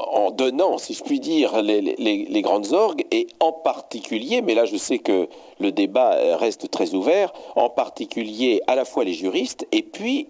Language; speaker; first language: French; native; French